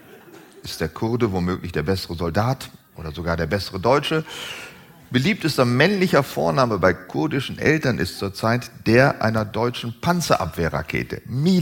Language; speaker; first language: German; native; German